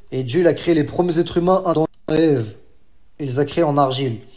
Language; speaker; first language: French; native; French